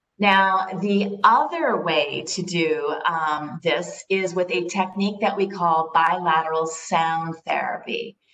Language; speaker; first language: English; native; English